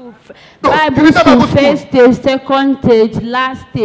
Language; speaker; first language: English; non-native, local second language; Igbo